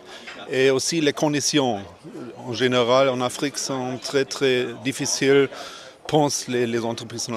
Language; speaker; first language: French; non-native, fluent; German